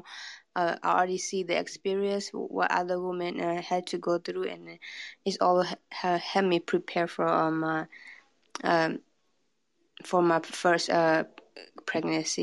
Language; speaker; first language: English; non-native, fluent; Burmese